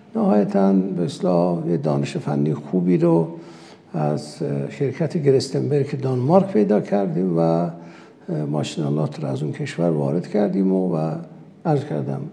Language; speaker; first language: Persian; non-native, local second language; Azerbaijani